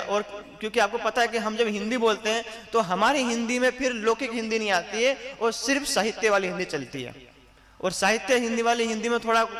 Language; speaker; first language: Hindi; non-native, local second language; Gujarati